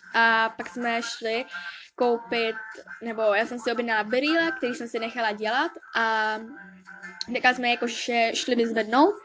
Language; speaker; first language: Czech; early bilingual, other home language; English